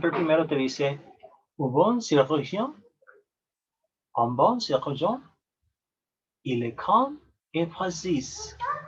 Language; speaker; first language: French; non-native, learner; Spanish